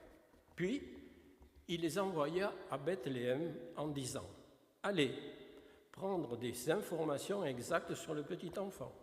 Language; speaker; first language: French; native; French